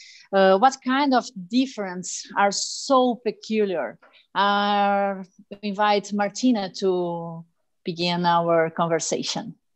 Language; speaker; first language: English; non-native, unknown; Portuguese